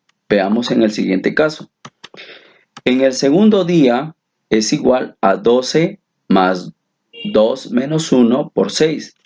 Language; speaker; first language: Spanish; native; Spanish